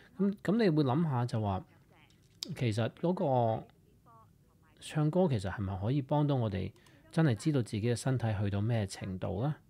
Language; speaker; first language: Cantonese; early bilingual, heritage; English